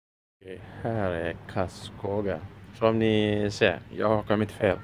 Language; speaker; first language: Swedish; non-native, fluent; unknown